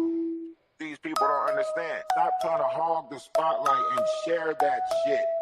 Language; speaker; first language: English; native; English